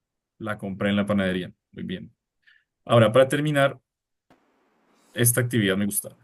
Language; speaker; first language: Spanish; non-native, fluent; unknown